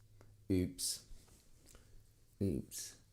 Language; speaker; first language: English; native; English